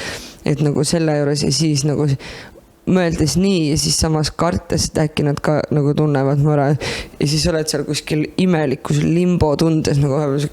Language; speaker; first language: Estonian; native; Estonian